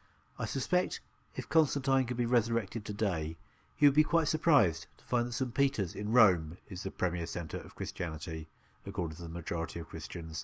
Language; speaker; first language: English; native; English